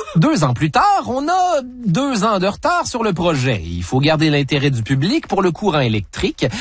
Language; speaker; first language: French; native; French